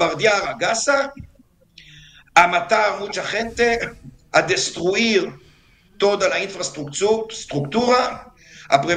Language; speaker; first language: Spanish; non-native, fluent; Hebrew